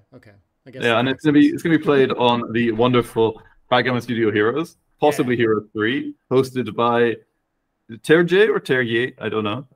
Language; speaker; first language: English; native; English